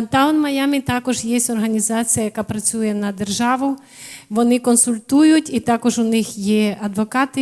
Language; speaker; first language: Ukrainian; native; Ukrainian